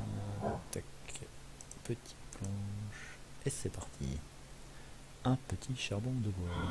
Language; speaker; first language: French; native; French